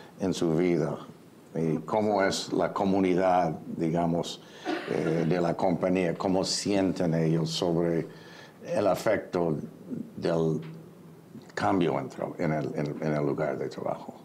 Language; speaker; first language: Spanish; non-native, fluent; English